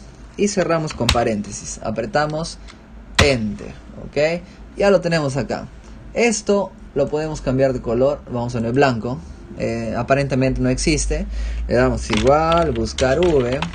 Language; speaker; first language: Spanish; native; Spanish